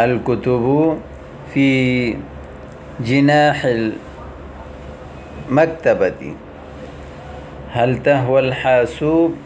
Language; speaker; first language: Arabic; non-native, fluent; Urdu